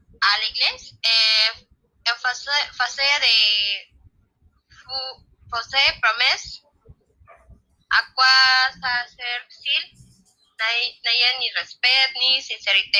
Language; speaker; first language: Spanish; non-native, learner; French